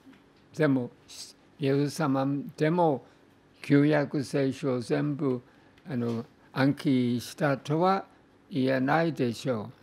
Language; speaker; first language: Japanese; non-native, fluent; English